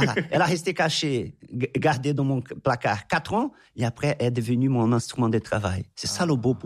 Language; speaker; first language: French; non-native, fluent; Portuguese